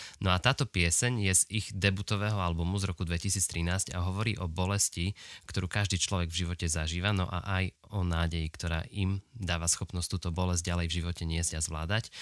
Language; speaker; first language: Slovak; native; Slovak